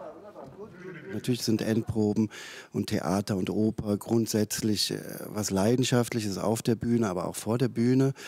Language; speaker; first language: German; native; German